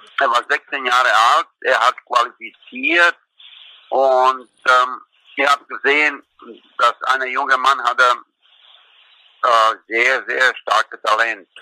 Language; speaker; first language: German; non-native, learner; Croatian